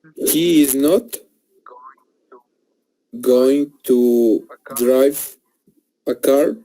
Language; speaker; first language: English; non-native, learner; Spanish